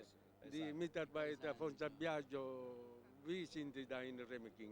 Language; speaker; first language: German; non-native, local second language; Italian